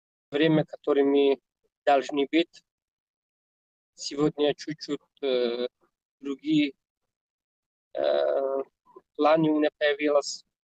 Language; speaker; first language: Russian; non-native, learner; Tajik